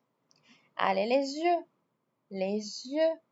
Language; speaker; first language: French; non-native, fluent; Arabic